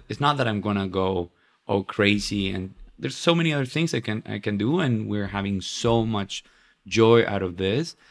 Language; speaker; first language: English; non-native, fluent; Spanish